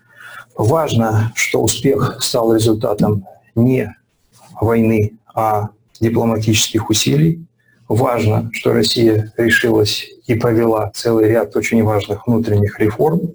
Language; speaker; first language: Russian; native; Russian